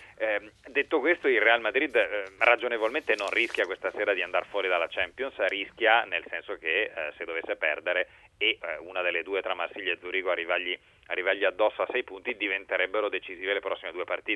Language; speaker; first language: Italian; native; Italian